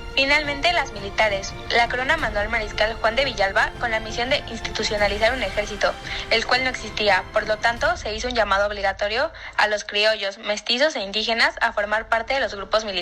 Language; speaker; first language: Spanish; native; Spanish